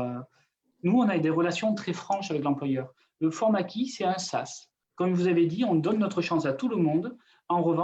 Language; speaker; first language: French; native; French